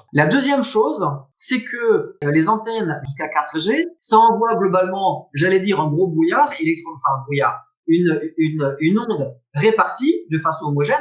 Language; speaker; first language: French; native; French